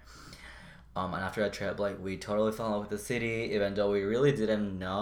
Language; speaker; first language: English; non-native, fluent; Spanish